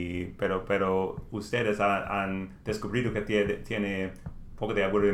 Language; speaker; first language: Spanish; non-native, learner; English